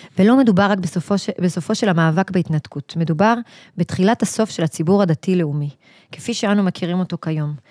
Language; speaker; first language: Hebrew; native; Hebrew